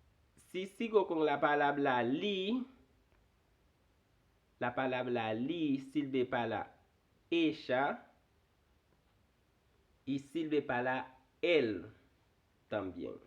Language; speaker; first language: Spanish; non-native, fluent; Haitian Creole